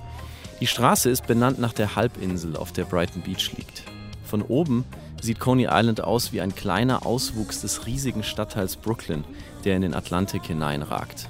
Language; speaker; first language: German; native; German